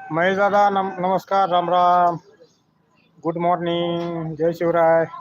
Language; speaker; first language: Hindi; non-native, local second language; Marathi